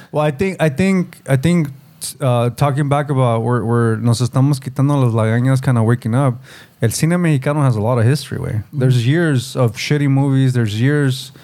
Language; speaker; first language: English; early bilingual, other home language; Spanish